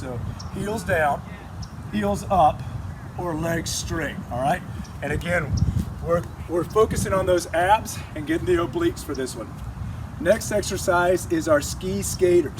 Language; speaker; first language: English; native; English